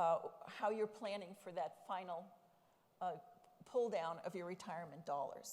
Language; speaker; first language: English; native; English